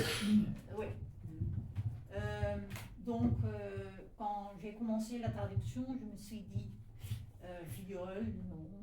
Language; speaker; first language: French; non-native, fluent; Dutch